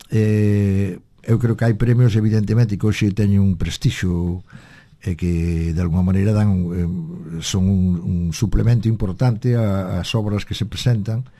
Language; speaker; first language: Galician; native; Galician